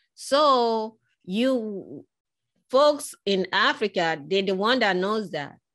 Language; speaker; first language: English; non-native, local second language; Yoruba